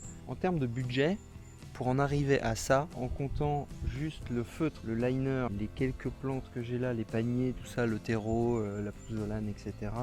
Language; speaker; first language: French; native; French